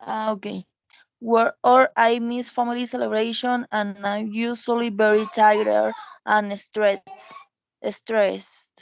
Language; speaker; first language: English; non-native, learner; Spanish